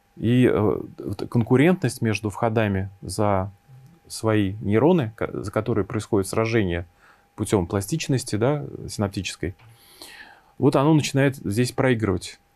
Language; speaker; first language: Russian; native; Russian